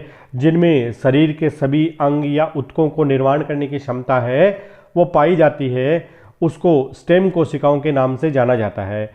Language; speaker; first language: Hindi; native; Hindi